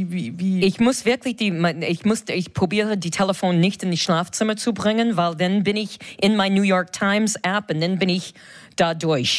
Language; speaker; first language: German; non-native, fluent; English